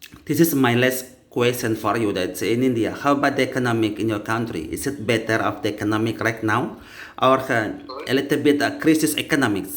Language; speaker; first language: English; non-native, learner; Indonesian